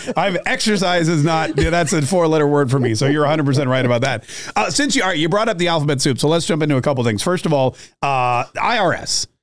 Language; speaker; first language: English; native; English